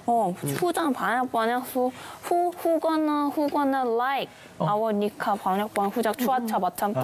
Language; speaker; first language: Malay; non-native, learner; Korean